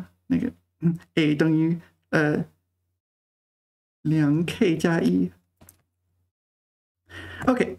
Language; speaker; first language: Chinese; non-native, fluent; English